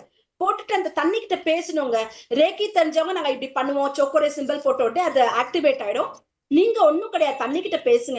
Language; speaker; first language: Tamil; native; Tamil